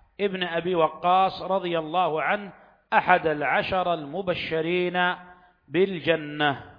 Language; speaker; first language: Arabic; native; Arabic